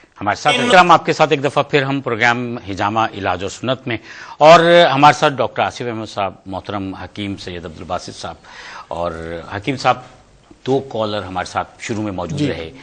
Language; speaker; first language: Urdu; native; Urdu